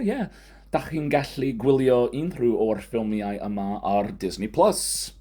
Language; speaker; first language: Welsh; non-native, fluent; English